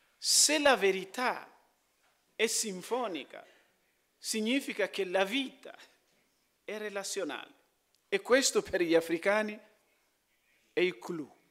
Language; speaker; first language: Italian; non-native, fluent; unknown